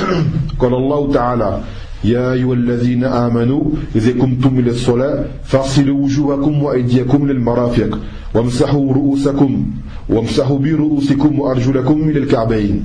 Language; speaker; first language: Arabic; non-native, fluent; French